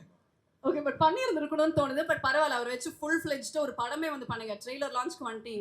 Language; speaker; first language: Tamil; native; Tamil